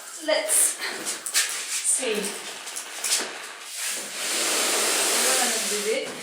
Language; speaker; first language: French; native; French